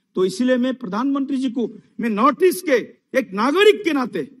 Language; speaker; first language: Hindi; non-native, local second language; Assamese